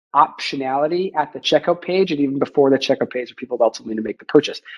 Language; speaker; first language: English; native; English